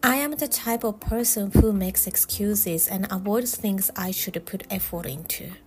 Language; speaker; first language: English; non-native, fluent; Japanese